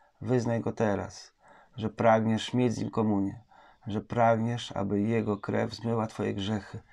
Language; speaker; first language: Polish; native; Polish